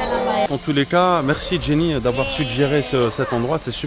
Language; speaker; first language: French; native; French